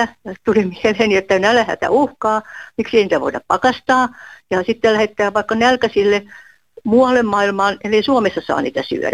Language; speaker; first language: Finnish; native; Finnish